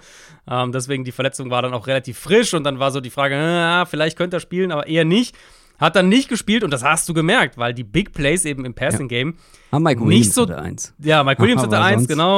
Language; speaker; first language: German; native; German